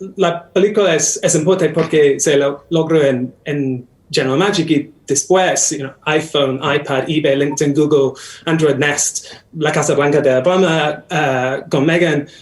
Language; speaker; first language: Spanish; non-native, learner; English